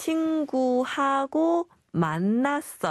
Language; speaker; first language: Korean; non-native, fluent; Chinese